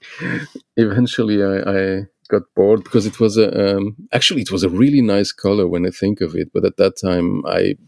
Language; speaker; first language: English; non-native, fluent; Portuguese